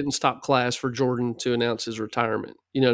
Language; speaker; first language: English; native; English